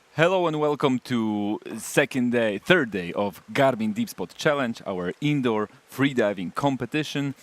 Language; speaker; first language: English; non-native, fluent; Polish